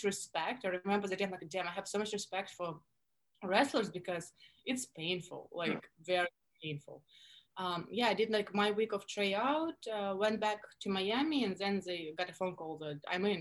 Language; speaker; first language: English; non-native, fluent; Russian